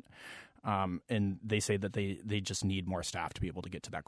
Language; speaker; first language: English; native; English